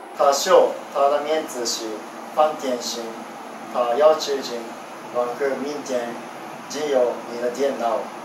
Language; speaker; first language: Chinese; non-native, learner; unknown